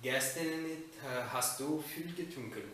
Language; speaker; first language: German; non-native, fluent; Portuguese